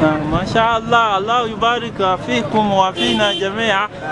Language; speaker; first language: Arabic; non-native, fluent; Yoruba